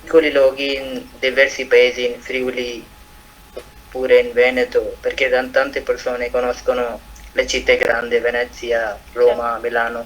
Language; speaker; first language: Italian; non-native, learner; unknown